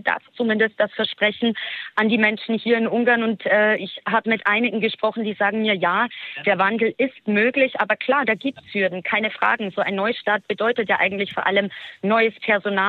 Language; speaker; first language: German; native; German